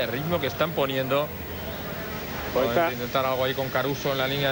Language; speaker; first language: Spanish; native; Spanish